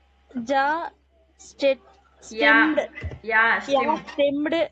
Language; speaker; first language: German; non-native, learner; Tamil